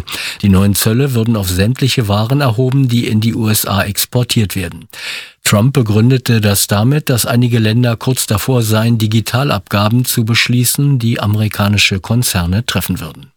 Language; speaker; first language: German; native; German